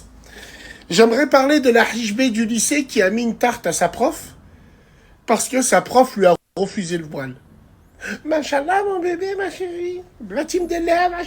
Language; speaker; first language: French; native; French